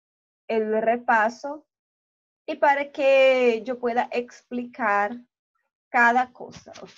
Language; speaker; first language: Spanish; non-native, fluent; Portuguese